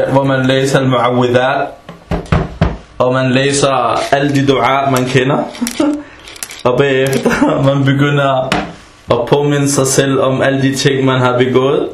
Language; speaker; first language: Danish; non-native, fluent; Arabic